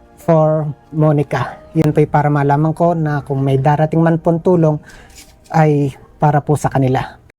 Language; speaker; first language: Filipino; native; Filipino